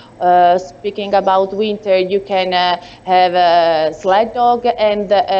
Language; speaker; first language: English; non-native, learner; Italian